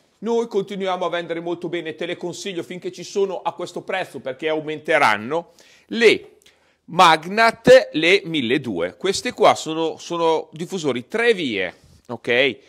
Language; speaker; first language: Italian; native; Italian